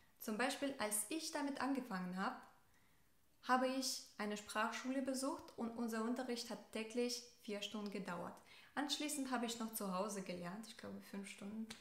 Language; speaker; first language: German; non-native, fluent; Russian